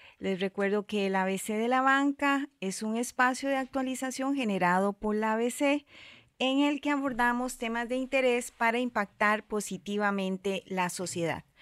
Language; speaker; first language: Spanish; native; Spanish